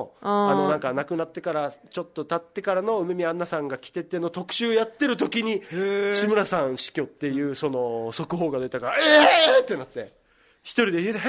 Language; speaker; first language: Japanese; native; Japanese